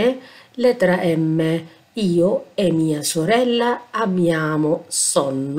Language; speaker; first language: Italian; non-native, fluent; Arabic